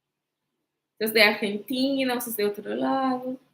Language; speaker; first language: Spanish; non-native, fluent; English